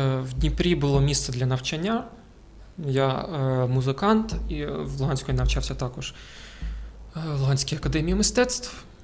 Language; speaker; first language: Ukrainian; non-native, local second language; Russian